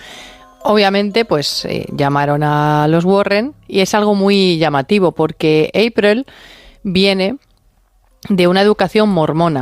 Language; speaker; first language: Spanish; native; Spanish